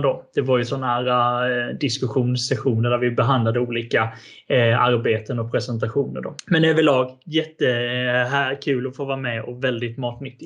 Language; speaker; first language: Swedish; native; Swedish